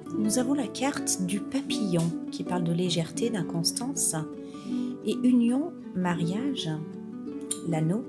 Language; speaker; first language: French; native; French